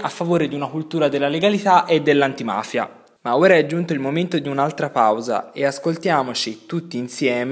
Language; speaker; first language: Italian; native; Italian